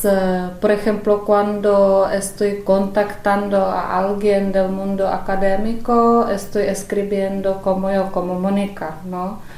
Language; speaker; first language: Spanish; non-native, fluent; Czech